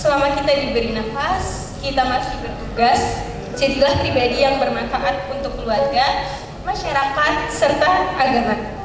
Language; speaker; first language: Indonesian; native; Indonesian